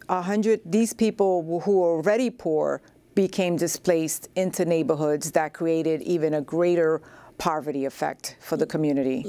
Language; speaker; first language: English; native; English